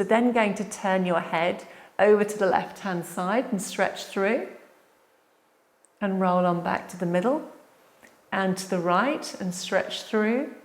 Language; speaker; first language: English; native; English